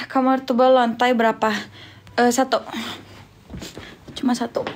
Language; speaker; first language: Indonesian; non-native, fluent; Turkish